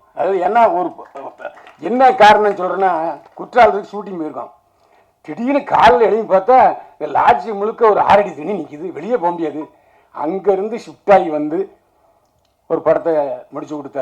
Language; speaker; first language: Tamil; native; Tamil